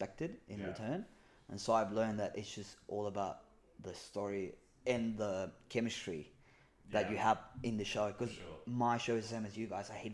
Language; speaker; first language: English; non-native, fluent; Spanish